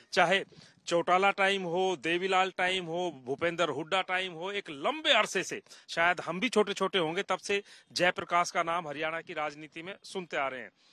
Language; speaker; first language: Hindi; native; Hindi